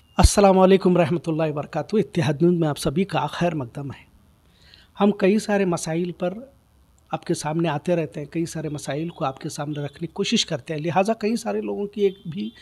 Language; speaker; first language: Hindi; non-native, local second language; Urdu